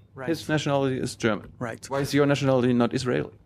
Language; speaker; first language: English; non-native, fluent; German